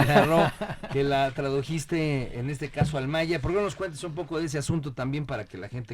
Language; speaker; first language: Spanish; native; Spanish